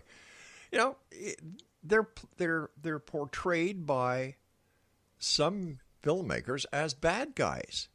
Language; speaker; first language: English; native; English